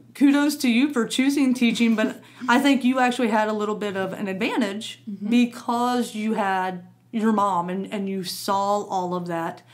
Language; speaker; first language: English; native; English